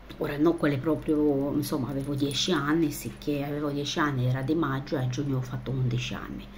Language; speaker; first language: Italian; non-native, fluent; Romanian